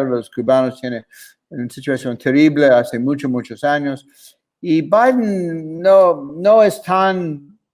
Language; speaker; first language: Spanish; non-native, fluent; English